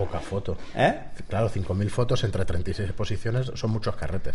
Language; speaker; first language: Spanish; native; Spanish